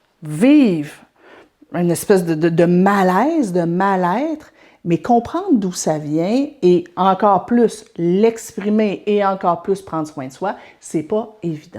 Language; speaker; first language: French; native; French